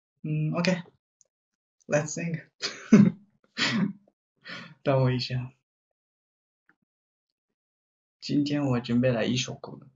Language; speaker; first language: Chinese; non-native, learner; Japanese